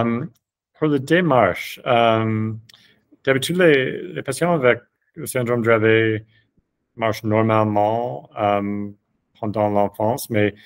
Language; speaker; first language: French; non-native, fluent; English